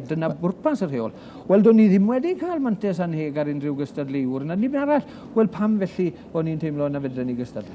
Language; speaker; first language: Welsh; native; Welsh